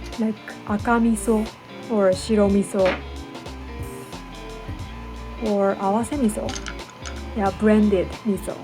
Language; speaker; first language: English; non-native, learner; Japanese